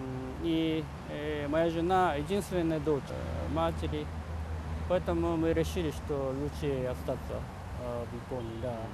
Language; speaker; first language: Russian; non-native, fluent; Japanese